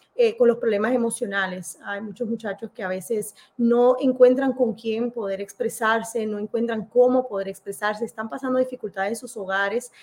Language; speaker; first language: Spanish; early bilingual, heritage; Spanish